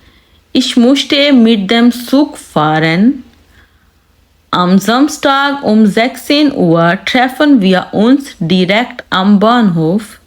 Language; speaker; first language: German; non-native, fluent; Urdu